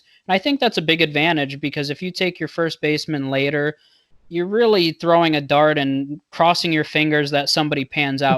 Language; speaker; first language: English; native; English